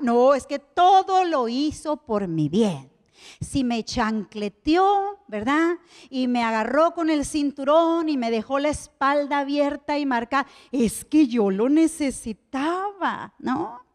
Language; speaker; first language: Spanish; native; Spanish